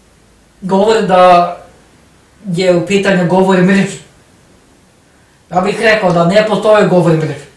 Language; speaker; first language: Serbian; non-native, learner; Norwegian